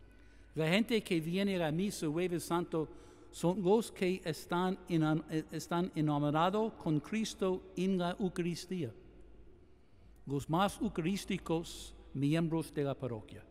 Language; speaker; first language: Spanish; non-native, fluent; English